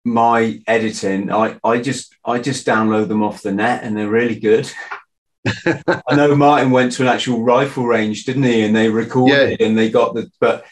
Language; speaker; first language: English; native; English